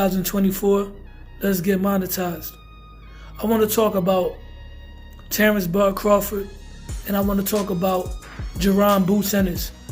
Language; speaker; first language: English; native; English